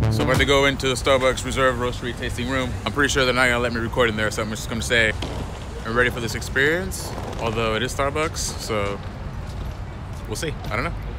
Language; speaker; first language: English; early bilingual, other home language; Spanish